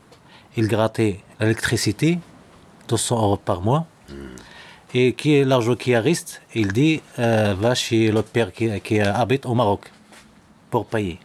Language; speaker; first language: French; non-native, learner; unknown